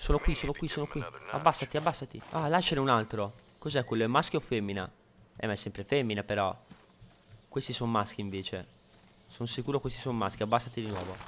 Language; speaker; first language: Italian; native; Italian